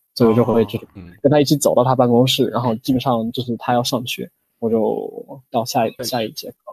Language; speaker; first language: Chinese; non-native, fluent; English